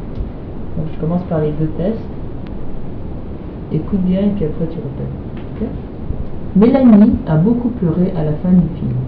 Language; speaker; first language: French; native; French